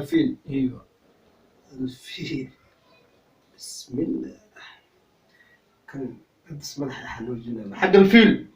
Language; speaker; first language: Arabic; non-native, learner; Somali